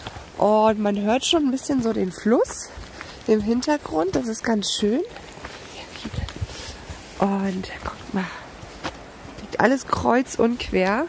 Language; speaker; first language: German; native; German